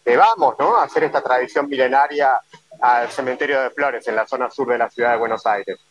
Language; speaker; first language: Spanish; native; Spanish